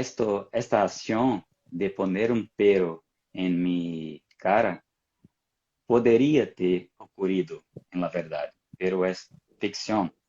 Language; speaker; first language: Spanish; non-native, fluent; Portuguese